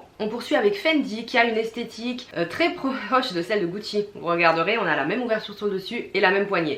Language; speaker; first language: French; native; French